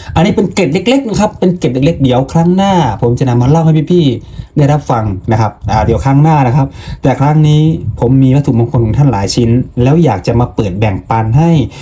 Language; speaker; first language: Thai; non-native, local second language; Lao